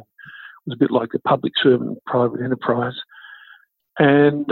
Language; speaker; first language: English; native; English